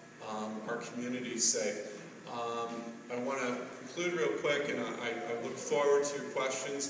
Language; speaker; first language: English; native; English